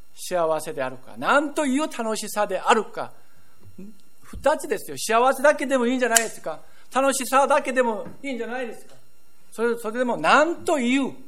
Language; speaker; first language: Japanese; non-native, fluent; Korean